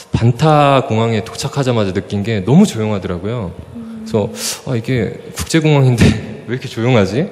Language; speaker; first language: Korean; native; Korean